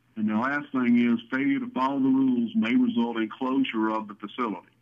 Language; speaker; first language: English; native; English